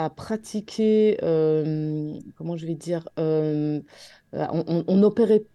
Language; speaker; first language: French; native; French